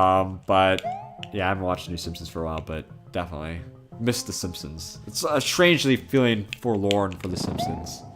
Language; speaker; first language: English; native; English